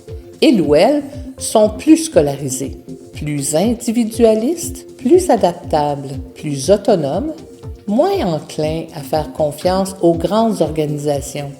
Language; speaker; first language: French; native; French